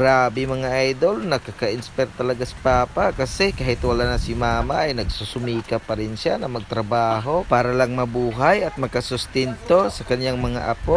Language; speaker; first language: Filipino; native; Filipino